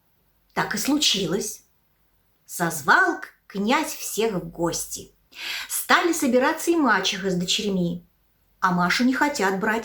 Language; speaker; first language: Russian; native; Russian